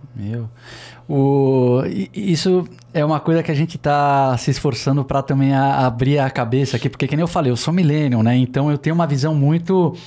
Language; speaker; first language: Portuguese; native; Portuguese